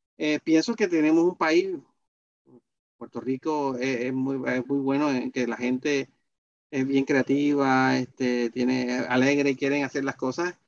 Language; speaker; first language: Spanish; native; Spanish